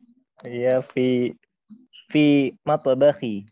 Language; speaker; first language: Arabic; non-native, learner; Indonesian